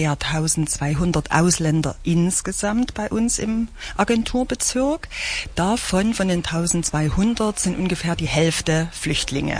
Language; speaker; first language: German; native; German